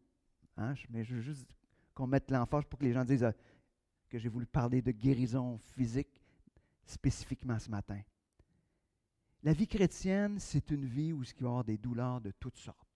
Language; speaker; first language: French; native; French